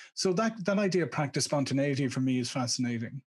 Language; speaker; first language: English; native; English